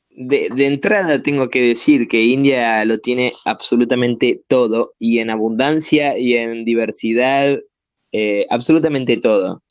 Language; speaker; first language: Spanish; native; Spanish